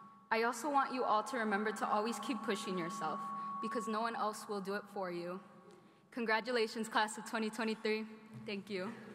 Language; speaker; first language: English; early bilingual, other home language; Spanish